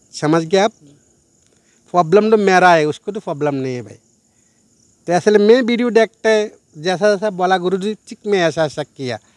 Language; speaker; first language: Hindi; non-native, learner; Bangla